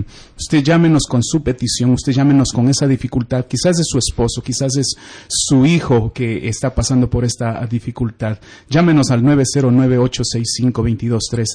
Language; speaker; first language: Spanish; native; Spanish